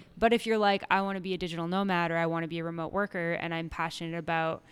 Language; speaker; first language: English; native; English